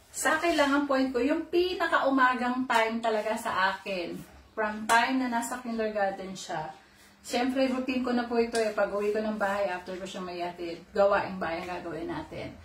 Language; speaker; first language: Filipino; native; Filipino